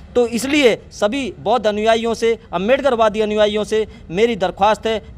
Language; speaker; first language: Hindi; native; Hindi